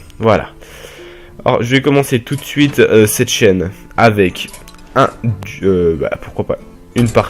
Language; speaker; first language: French; native; French